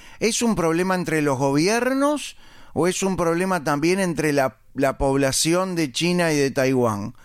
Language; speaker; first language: Spanish; native; Spanish